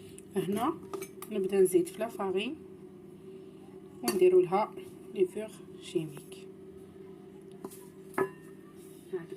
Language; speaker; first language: Arabic; native; Arabic